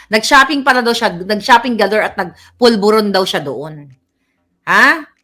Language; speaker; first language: Filipino; native; Filipino